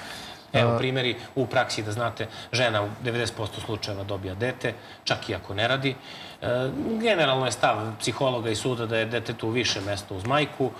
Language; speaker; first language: Serbian; native; Serbian